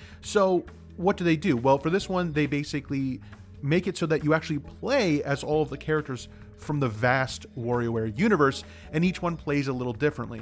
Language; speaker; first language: English; native; English